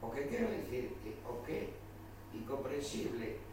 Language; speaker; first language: Spanish; non-native, local second language; Galician